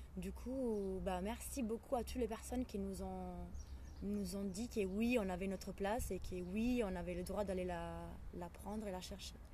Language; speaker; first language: French; non-native, fluent; Italian